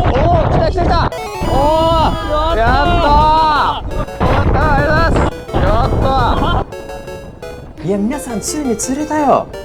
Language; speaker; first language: Japanese; native; Japanese